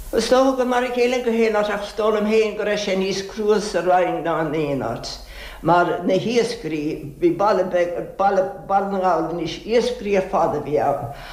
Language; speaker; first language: Irish; native; Irish